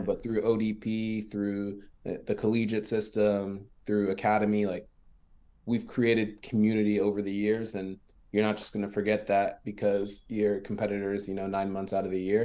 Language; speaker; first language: English; early bilingual, other home language; French